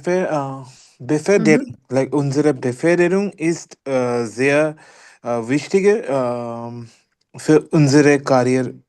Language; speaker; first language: German; non-native, learner; Hindi